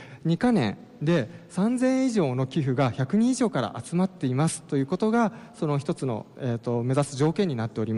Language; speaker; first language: Japanese; native; Japanese